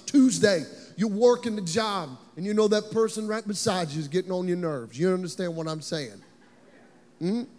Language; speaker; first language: English; native; English